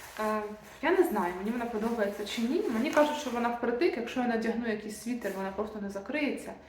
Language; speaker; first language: Ukrainian; native; Ukrainian